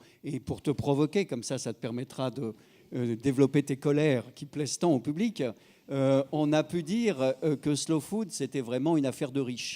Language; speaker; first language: French; native; French